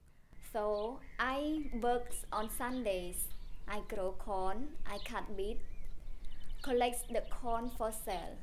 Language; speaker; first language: English; non-native, learner; Khmer